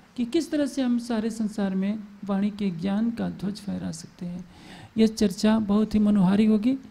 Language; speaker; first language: Hindi; native; Hindi